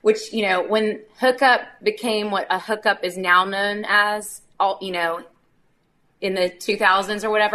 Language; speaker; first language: English; native; English